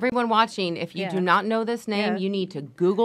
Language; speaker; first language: English; native; English